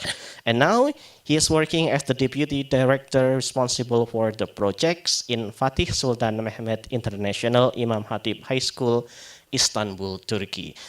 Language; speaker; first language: English; non-native, fluent; Indonesian